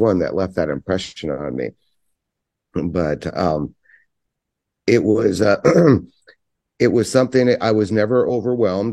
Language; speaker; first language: English; native; English